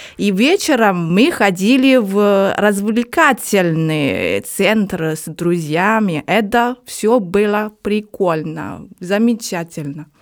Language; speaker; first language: Russian; non-native, learner; Chinese